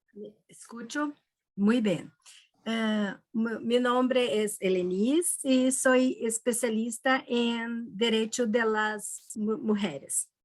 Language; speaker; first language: Spanish; non-native, learner; Portuguese